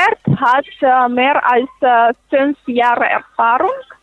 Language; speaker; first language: German; non-native, fluent; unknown